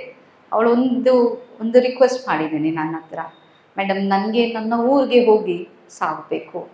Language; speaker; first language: Kannada; non-native, local second language; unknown